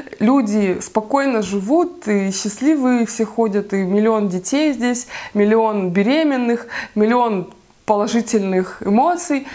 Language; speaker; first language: Russian; native; Russian